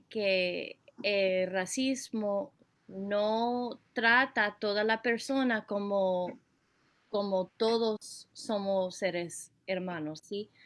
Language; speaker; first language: Spanish; early bilingual, heritage; Spanish